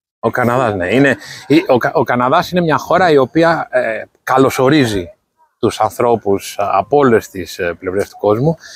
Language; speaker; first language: Greek; native; Greek